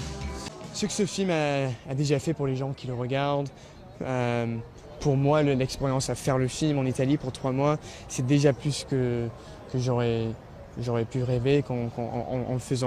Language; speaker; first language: French; early bilingual, heritage; English